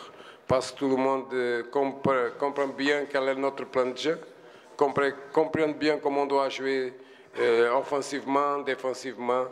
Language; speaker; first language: French; non-native, fluent; Portuguese